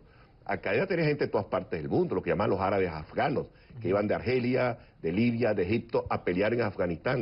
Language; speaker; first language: Spanish; native; Spanish